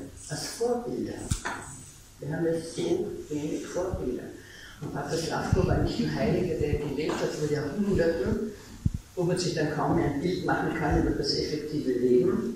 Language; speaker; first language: German; native; German